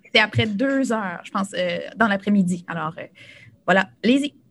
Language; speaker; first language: French; native; French